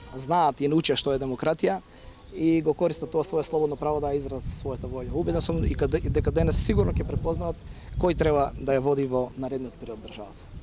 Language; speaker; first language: Macedonian; native; Macedonian